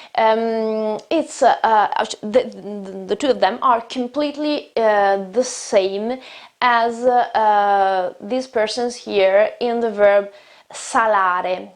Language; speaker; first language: English; non-native, fluent; Italian